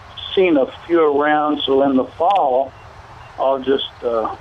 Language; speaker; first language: English; native; English